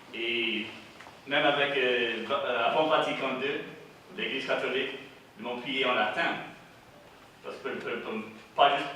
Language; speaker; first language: French; early bilingual, heritage; English